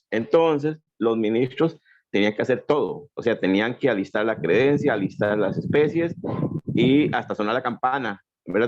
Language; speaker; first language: Spanish; native; Spanish